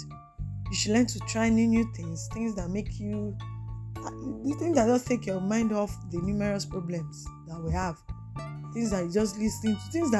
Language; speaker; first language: English; non-native, local second language; Yoruba